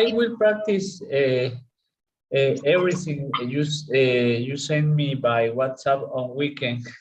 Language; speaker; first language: English; non-native, learner; Spanish